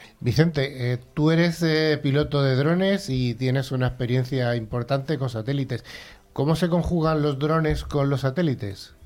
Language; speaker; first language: Spanish; native; Spanish